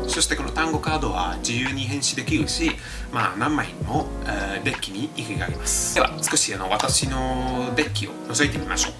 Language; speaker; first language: Japanese; non-native, fluent; Italian